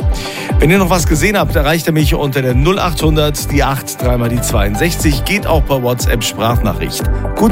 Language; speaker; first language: German; native; German